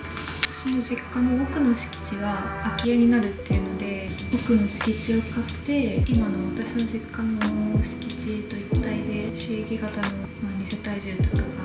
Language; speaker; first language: Japanese; native; Japanese